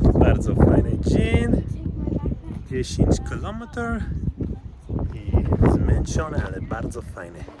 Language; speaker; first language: Polish; non-native, learner; English